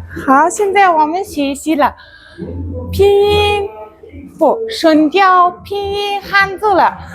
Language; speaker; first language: Chinese; non-native, learner; Mongolian